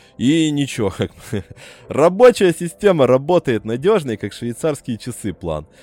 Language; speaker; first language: Russian; native; Russian